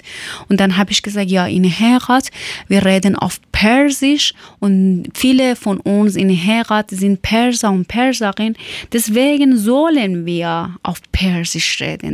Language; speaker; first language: German; non-native, learner; Persian